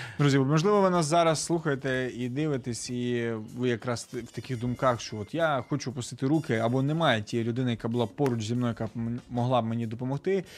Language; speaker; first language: Ukrainian; native; Ukrainian